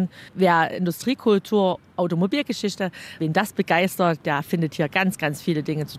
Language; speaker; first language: German; native; German